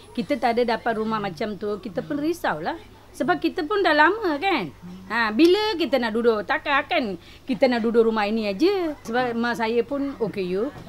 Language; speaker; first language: Malay; non-native, local second language; Tamil